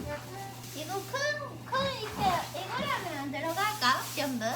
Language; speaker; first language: Korean; non-native, fluent; Japanese